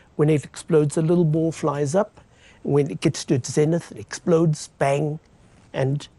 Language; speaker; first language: English; native; English